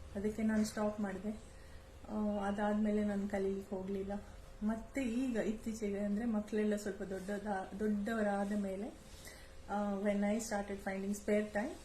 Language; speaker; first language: Kannada; non-native, local second language; Kodava